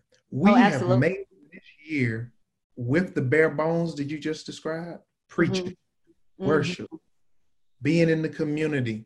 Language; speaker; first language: English; native; English